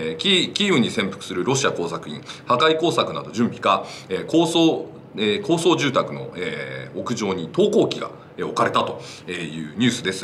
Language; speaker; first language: Japanese; native; Japanese